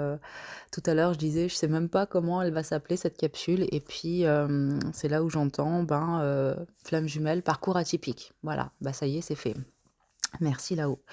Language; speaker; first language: French; native; French